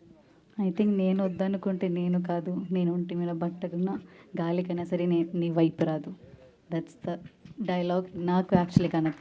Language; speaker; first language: Telugu; non-native, learner; Malayalam